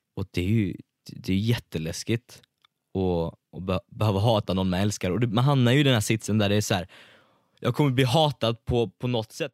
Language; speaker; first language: Swedish; early bilingual, other home language; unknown